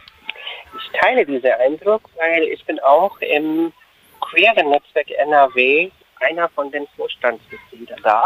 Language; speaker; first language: German; non-native, fluent; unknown